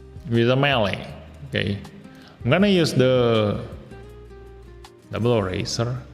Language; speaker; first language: English; non-native, fluent; Indonesian